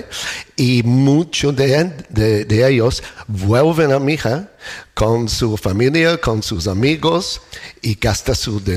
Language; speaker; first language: Spanish; non-native, learner; English